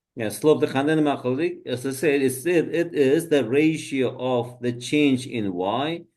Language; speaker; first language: English; non-native, fluent; Uzbek